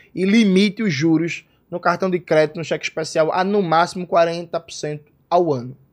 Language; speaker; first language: Portuguese; native; Portuguese